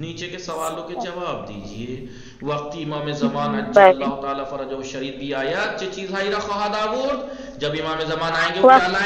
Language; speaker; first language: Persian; non-native, fluent; Urdu